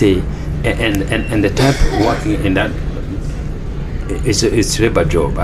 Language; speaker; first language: English; non-native, local second language; Kinyarwanda